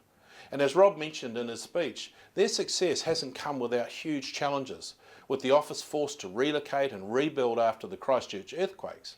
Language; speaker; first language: English; native; English